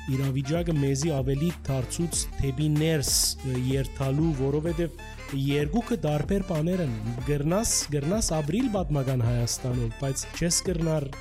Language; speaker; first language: Armenian; early bilingual, heritage; Armenian